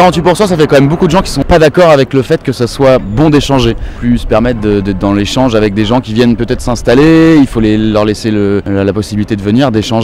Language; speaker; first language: French; native; French